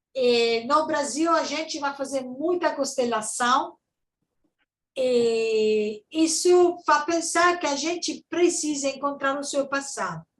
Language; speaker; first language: Portuguese; non-native, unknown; Italian